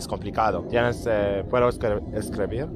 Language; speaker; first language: Spanish; non-native, learner; Hebrew